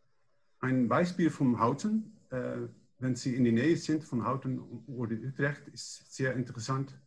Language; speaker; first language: German; non-native, learner; Dutch